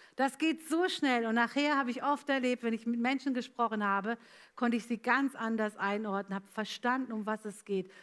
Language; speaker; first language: German; early bilingual, other home language; Italian